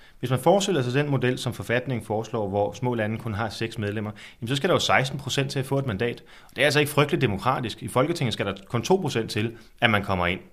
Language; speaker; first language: Danish; native; Danish